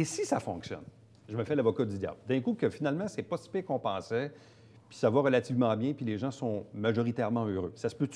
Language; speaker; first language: French; native; French